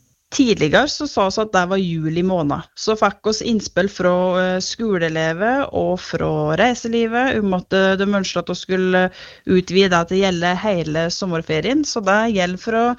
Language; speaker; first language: Norwegian; native; Norwegian